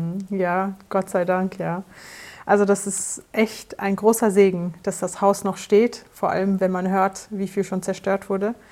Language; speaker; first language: German; native; German